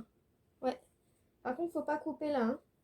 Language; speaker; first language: French; native; French